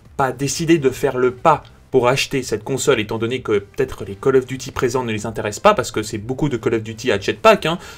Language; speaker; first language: French; native; French